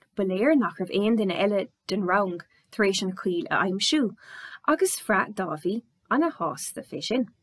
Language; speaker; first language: Irish; native; Irish